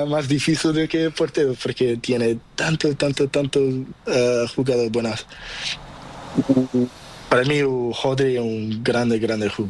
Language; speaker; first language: Spanish; non-native, learner; Portuguese